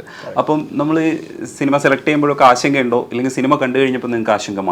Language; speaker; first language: Malayalam; native; Malayalam